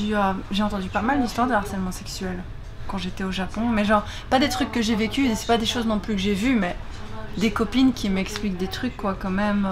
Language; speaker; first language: French; native; French